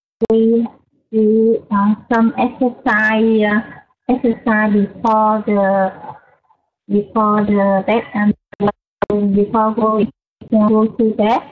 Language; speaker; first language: English; non-native, learner; Vietnamese